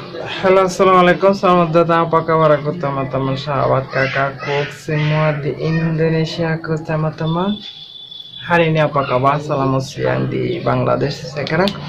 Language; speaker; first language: Indonesian; non-native, learner; Bangla